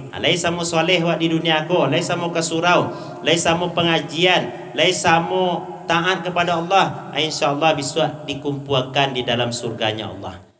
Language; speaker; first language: Malay; non-native, local second language; Minangkabau